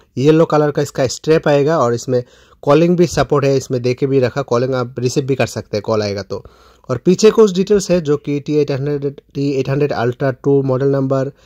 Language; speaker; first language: Hindi; non-native, local second language; Bangla